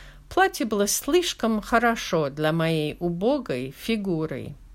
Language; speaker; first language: Russian; non-native, fluent; English